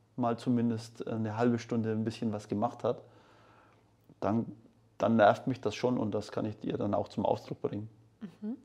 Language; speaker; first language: German; native; German